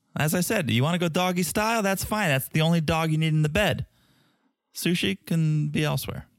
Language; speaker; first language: English; native; English